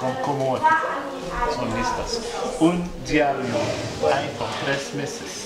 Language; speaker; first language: Spanish; non-native, learner; French